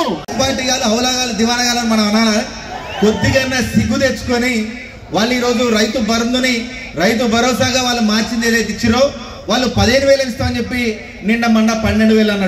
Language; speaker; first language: Telugu; native; Telugu